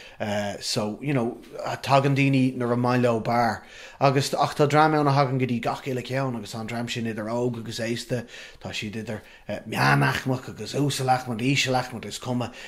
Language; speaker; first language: Irish; non-native, local second language; English